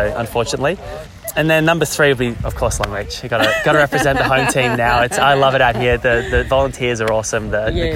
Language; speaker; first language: English; native; English